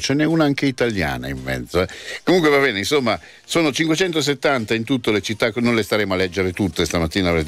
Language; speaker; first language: Italian; native; Italian